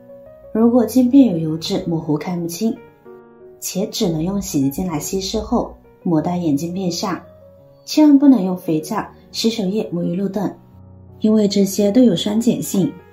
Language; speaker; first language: Chinese; native; Chinese